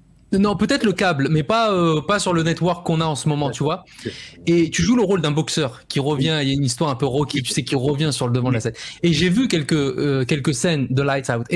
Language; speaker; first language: French; native; French